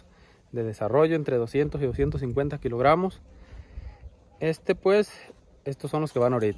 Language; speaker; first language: Spanish; native; Spanish